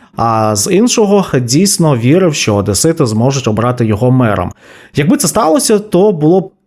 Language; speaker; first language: Ukrainian; native; Ukrainian